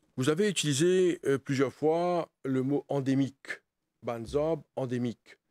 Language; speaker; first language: French; non-native, local second language; Morisyen